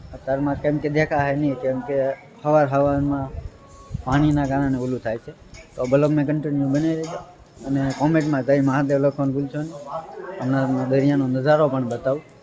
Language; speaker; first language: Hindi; non-native, local second language; Gujarati